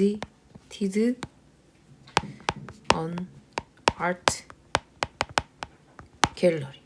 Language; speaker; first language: English; non-native, fluent; Korean